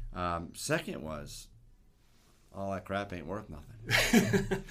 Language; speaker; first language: English; native; English